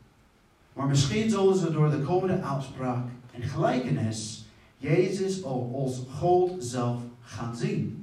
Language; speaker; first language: Dutch; non-native, fluent; English